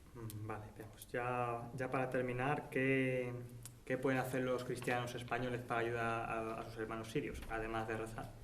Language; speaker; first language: Spanish; native; Spanish